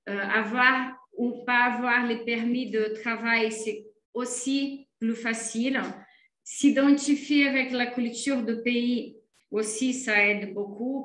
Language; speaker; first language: French; non-native, fluent; Portuguese